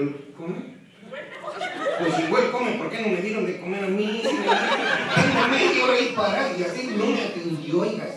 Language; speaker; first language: Spanish; native; Spanish